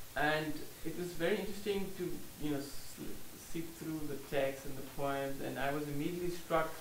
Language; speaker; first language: English; non-native, fluent; German